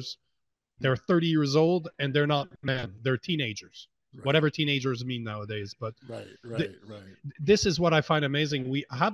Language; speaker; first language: English; native; English